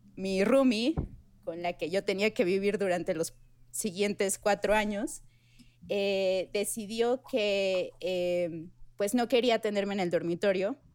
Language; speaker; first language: Spanish; native; Spanish